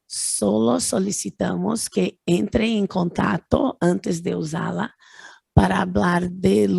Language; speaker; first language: Spanish; non-native, learner; Portuguese